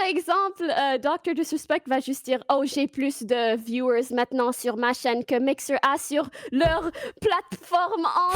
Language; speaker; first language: French; non-native, fluent; English